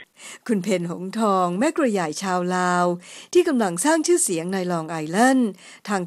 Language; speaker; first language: Thai; native; Thai